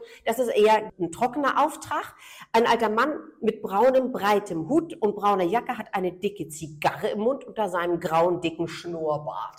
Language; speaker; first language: German; native; German